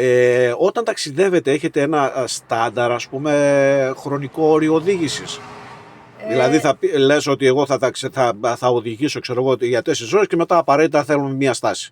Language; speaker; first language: Greek; native; Greek